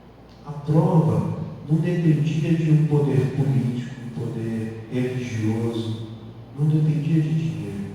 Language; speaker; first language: Portuguese; native; Portuguese